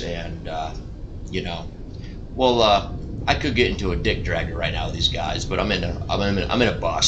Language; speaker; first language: English; native; English